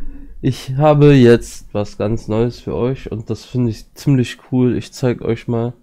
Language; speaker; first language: German; native; German